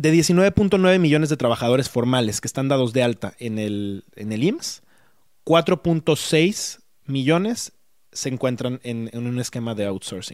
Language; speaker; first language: Spanish; native; Spanish